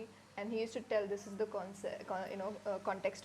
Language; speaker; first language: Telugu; non-native, learner; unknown